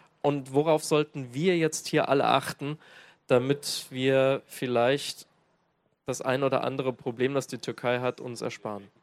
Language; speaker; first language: German; native; German